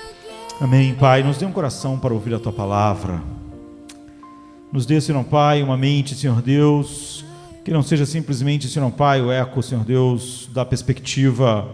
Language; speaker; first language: Portuguese; native; Portuguese